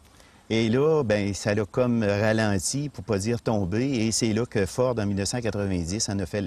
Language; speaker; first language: French; native; French